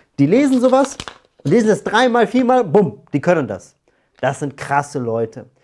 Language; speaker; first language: German; native; German